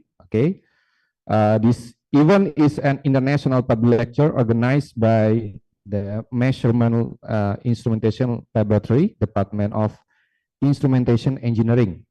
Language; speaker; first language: English; non-native, fluent; Indonesian